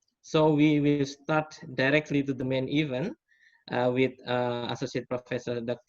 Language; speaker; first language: English; non-native, fluent; Indonesian